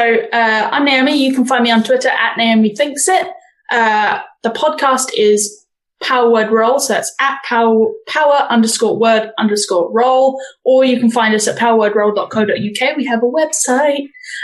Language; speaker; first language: English; native; English